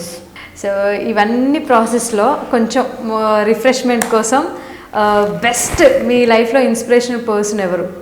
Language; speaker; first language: Telugu; native; Telugu